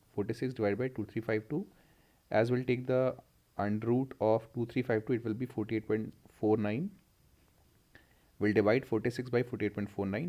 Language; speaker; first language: English; non-native, local second language; Hindi